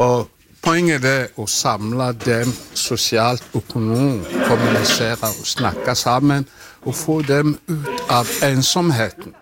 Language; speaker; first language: Norwegian; non-native, fluent; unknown